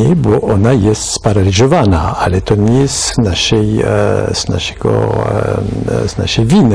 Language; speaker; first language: Polish; non-native, fluent; French